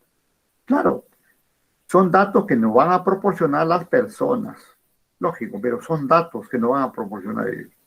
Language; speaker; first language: Spanish; native; Spanish